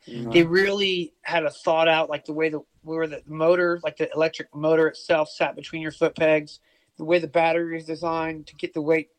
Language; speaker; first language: English; native; English